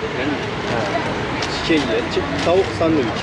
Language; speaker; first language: Turkish; non-native, learner; Albanian